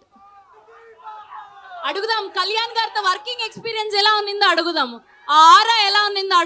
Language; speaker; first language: Telugu; native; Telugu